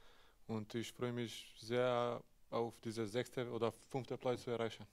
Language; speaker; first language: German; non-native, fluent; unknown